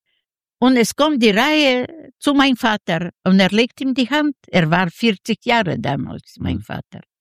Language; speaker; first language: German; non-native, learner; Yiddish